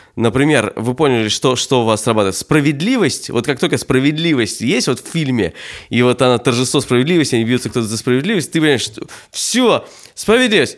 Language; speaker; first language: Russian; native; Russian